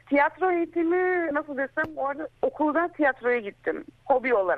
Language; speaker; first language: Turkish; early bilingual, heritage; Turkish